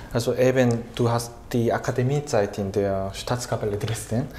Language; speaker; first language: German; non-native, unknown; Korean